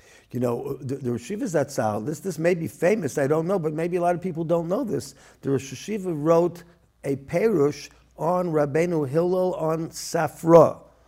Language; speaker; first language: English; early bilingual, other home language; Yiddish